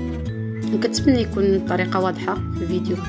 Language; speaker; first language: Arabic; native; Arabic